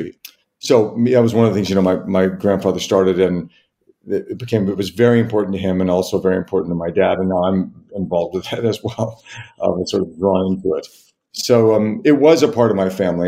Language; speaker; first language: English; native; English